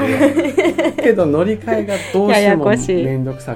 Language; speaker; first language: Japanese; non-native, fluent; Chinese